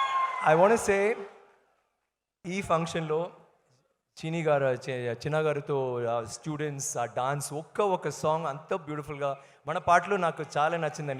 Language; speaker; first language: Telugu; non-native, learner; Tamil